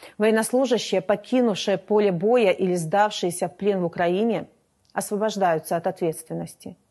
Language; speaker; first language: Russian; native; Russian